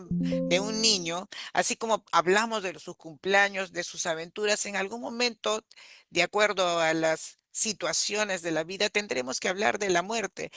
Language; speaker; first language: Spanish; native; Spanish